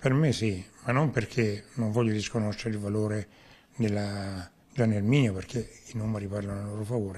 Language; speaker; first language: Italian; native; Italian